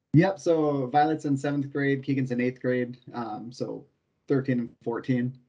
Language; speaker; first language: English; native; English